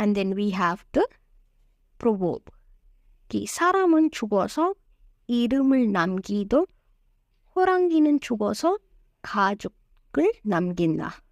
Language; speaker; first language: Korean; non-native, fluent; Hindi